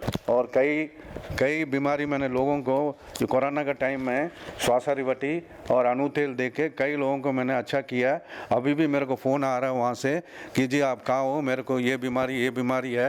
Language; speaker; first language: Hindi; non-native, local second language; Tamil